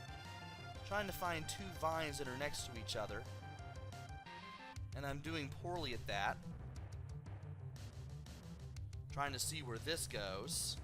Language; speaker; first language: English; native; English